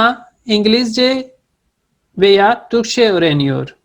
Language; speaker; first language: Turkish; non-native, fluent; Urdu